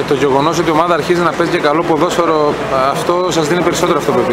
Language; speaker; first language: Greek; native; Greek